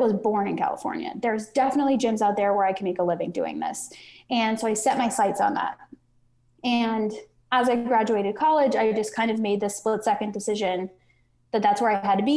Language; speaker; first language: English; native; English